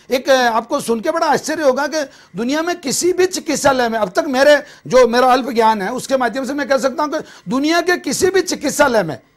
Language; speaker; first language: Hindi; native; Hindi